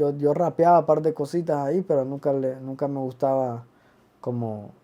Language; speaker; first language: Spanish; early bilingual, other home language; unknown